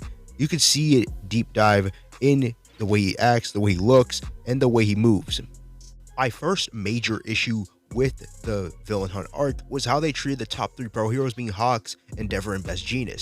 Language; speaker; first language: English; native; English